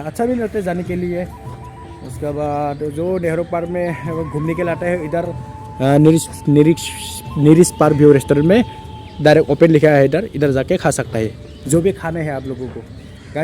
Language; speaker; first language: Hindi; non-native, local second language; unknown